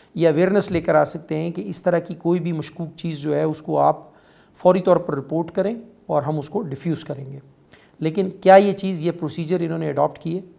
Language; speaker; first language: Urdu; non-native, local second language; Pashto